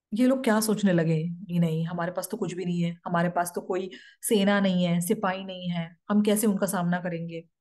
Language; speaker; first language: Hindi; non-native, fluent; Korean